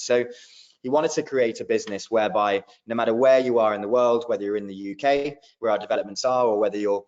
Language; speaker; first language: English; native; English